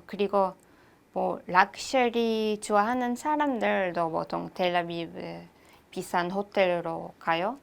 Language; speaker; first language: Korean; non-native, learner; Hebrew